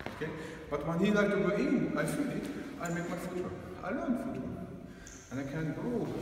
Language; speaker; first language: English; non-native, learner; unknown